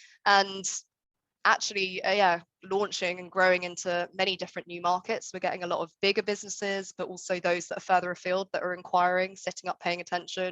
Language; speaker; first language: English; native; English